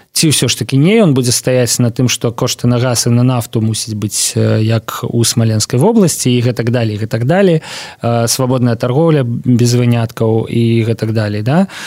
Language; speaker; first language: Belarusian; native; Belarusian